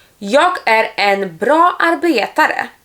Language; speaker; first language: Swedish; non-native, fluent; Polish